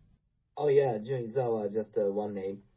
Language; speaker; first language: English; non-native, learner; Japanese